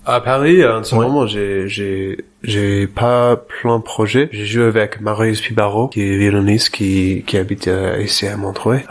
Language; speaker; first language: French; non-native, learner; English